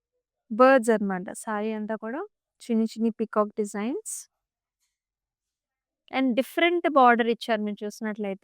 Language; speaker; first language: Telugu; native; Telugu